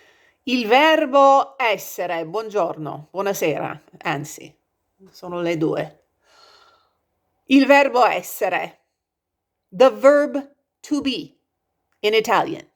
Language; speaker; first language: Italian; non-native, fluent; English